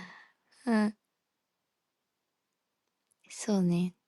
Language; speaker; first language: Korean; non-native, fluent; Japanese